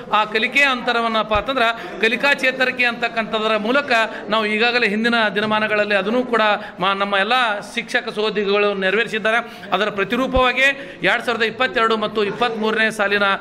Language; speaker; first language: Kannada; native; Kannada